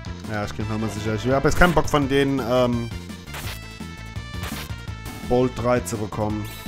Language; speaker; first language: German; native; German